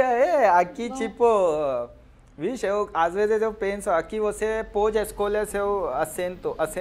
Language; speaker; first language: Portuguese; non-native, learner; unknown